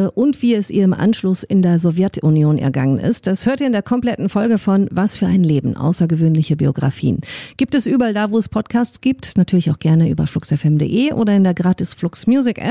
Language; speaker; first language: German; native; German